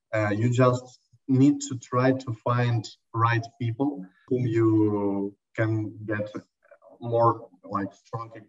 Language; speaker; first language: English; non-native, learner; Russian